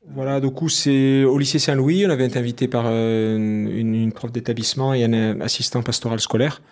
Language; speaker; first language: French; native; French